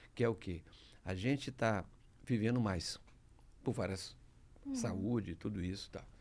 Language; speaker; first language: Portuguese; early bilingual, other home language; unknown